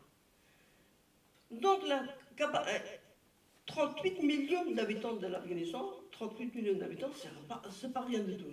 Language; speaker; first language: French; non-native, fluent; Persian